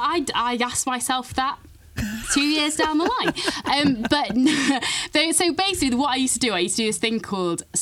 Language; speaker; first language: English; native; English